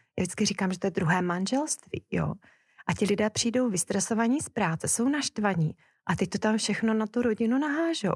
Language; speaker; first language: Czech; native; Czech